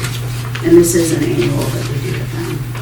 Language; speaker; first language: English; native; English